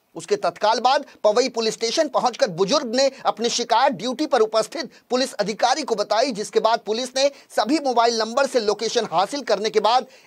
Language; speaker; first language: Hindi; native; Hindi